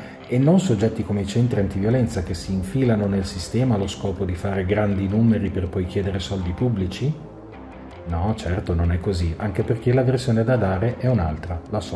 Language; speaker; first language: Italian; native; Italian